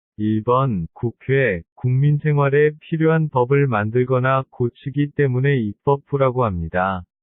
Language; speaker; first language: Korean; non-native, learner; Vietnamese